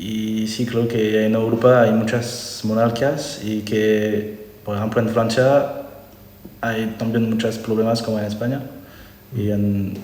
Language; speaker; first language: Spanish; non-native, learner; French